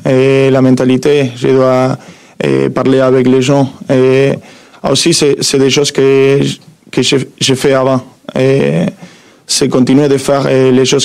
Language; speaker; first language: French; non-native, fluent; Spanish